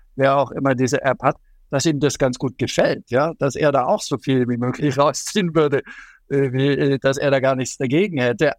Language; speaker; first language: German; native; German